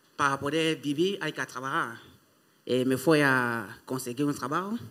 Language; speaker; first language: Spanish; non-native, fluent; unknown